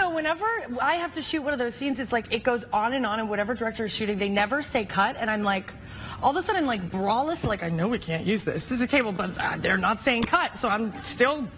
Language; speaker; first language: English; native; English